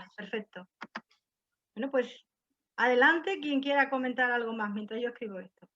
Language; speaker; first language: Spanish; native; Spanish